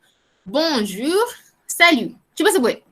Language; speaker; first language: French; non-native, fluent; Malay